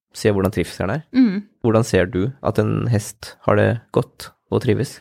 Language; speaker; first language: Norwegian; native; Norwegian